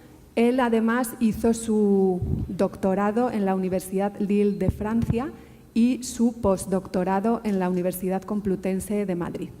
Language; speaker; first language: Spanish; native; Spanish